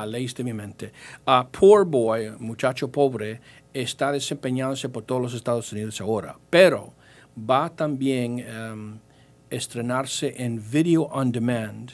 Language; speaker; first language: Spanish; early bilingual, heritage; English